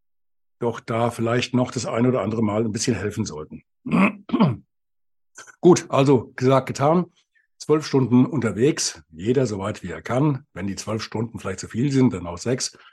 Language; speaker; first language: German; native; German